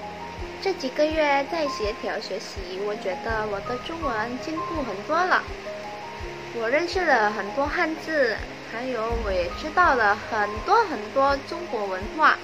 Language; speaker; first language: Chinese; non-native, learner; Indonesian